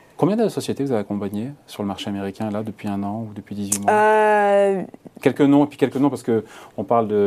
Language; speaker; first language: French; native; French